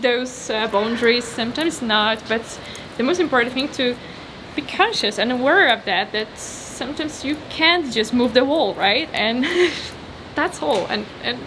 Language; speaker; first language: English; non-native, fluent; Polish